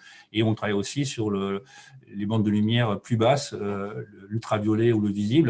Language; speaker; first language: French; native; French